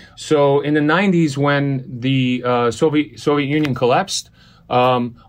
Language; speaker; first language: English; early bilingual, other home language; Armenian